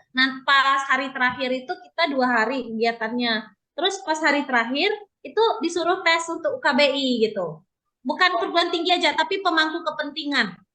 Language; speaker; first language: Indonesian; native; Indonesian